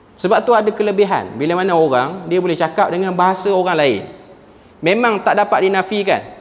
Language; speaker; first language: Malay; native; Malay